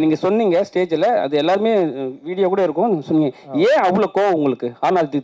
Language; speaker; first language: Tamil; native; Tamil